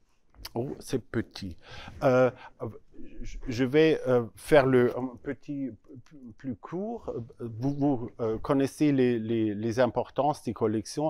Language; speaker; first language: French; non-native, learner; German